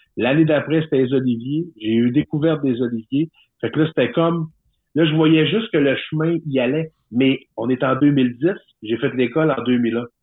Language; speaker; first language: French; native; French